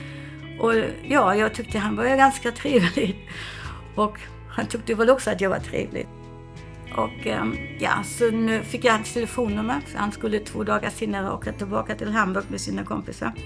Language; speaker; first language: Swedish; non-native, fluent; German